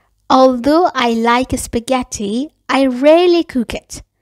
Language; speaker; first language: English; non-native, fluent; Persian